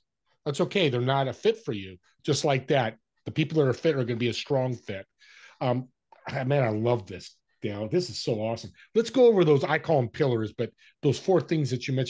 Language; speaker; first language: English; native; English